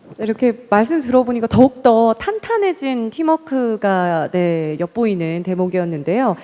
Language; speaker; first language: Korean; native; Korean